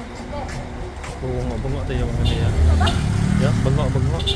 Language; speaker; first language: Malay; non-native, local second language; Javanese